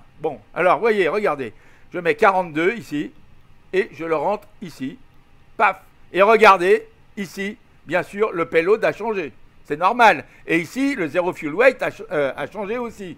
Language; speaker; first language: French; native; French